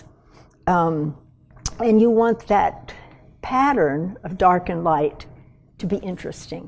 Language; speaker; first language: English; native; English